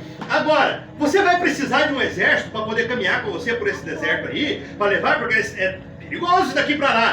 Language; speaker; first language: Portuguese; native; Portuguese